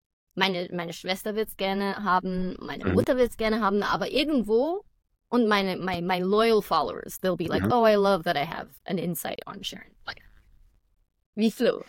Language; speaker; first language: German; non-native, fluent; English